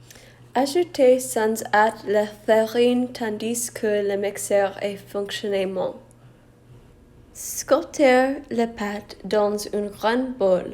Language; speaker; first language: French; non-native, learner; English